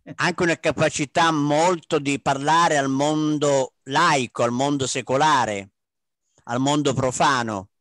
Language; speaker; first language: Italian; native; Italian